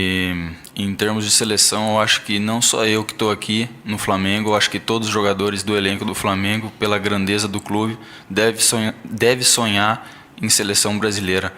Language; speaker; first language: Portuguese; early bilingual, heritage; Portuguese